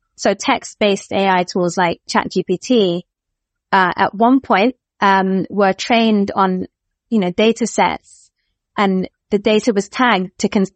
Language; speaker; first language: English; native; English